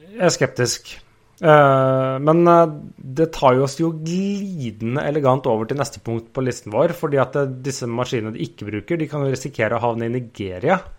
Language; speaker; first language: Norwegian; native; Norwegian